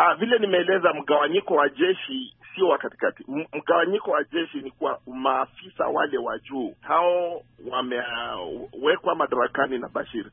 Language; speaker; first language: Swahili; non-native, local second language; Luyia